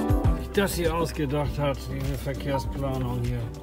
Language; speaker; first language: German; native; German